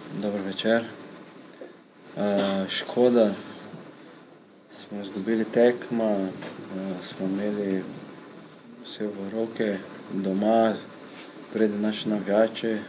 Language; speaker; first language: Slovenian; non-native, learner; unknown